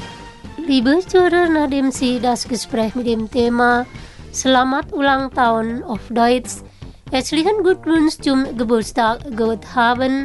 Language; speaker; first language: German; non-native, fluent; Indonesian